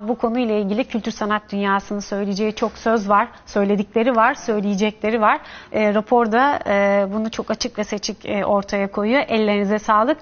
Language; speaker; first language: Turkish; native; Turkish